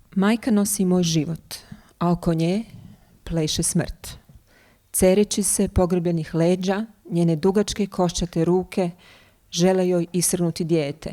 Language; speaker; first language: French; non-native, fluent; Bosnian